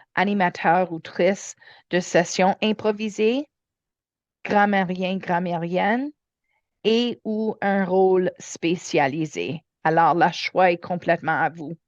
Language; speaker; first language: French; non-native, learner; English